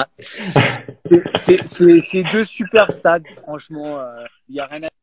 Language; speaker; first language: French; native; French